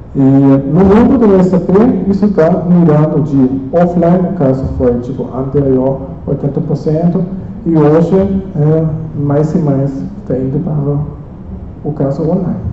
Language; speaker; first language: Portuguese; non-native, fluent; German